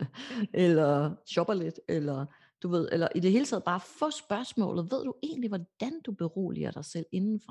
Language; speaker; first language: Danish; native; Danish